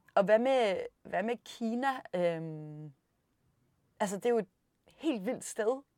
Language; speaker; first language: Danish; native; Danish